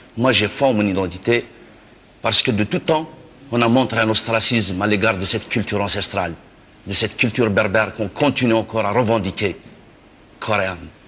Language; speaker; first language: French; non-native, local second language; Kabyle